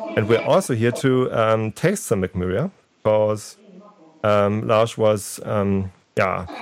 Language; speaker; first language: English; non-native, fluent; German